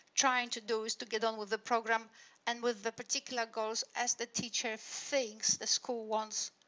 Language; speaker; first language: English; non-native, fluent; Polish